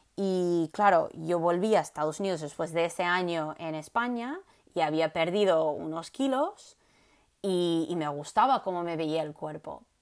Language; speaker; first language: Spanish; non-native, fluent; English